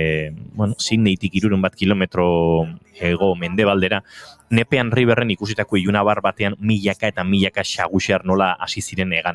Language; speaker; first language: Basque; native; Basque